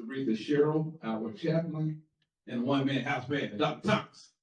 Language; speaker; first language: English; native; English